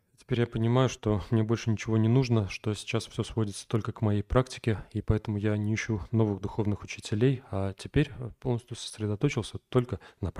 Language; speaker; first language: Russian; native; Russian